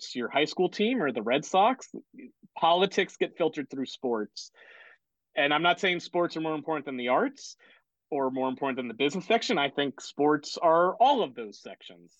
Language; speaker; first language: English; native; English